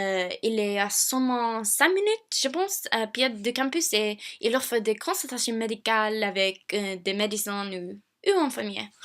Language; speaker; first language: French; non-native, fluent; English